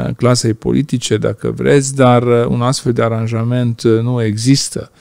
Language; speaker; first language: Romanian; non-native, local second language; Hungarian